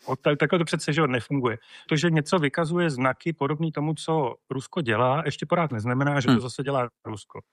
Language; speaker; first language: Czech; native; Czech